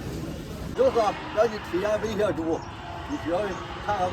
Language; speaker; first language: Chinese; native; Chinese